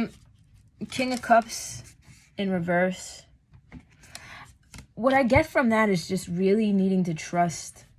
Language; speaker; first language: English; native; English